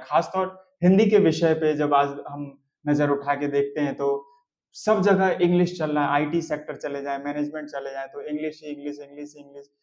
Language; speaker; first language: Hindi; native; Hindi